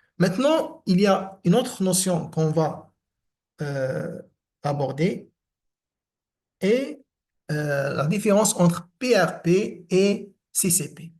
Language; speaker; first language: French; non-native, local second language; Arabic